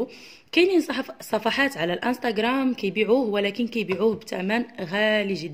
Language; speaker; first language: Arabic; native; Arabic